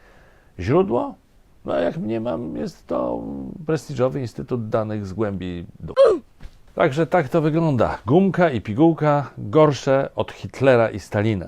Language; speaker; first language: Polish; native; Polish